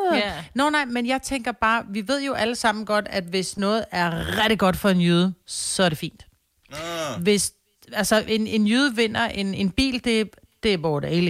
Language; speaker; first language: Danish; native; Danish